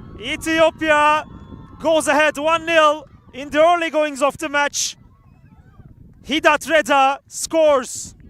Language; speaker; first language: English; non-native, fluent; Turkish